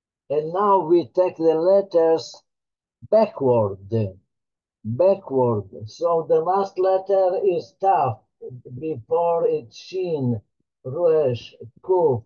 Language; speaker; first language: English; non-native, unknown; Hebrew